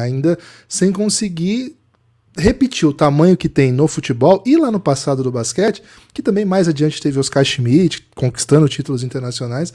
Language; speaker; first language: Portuguese; native; Portuguese